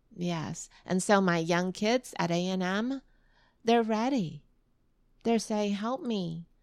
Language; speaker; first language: English; early bilingual, other home language; Vietnamese